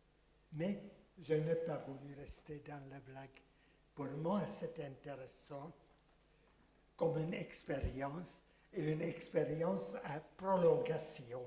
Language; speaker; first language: French; non-native, fluent; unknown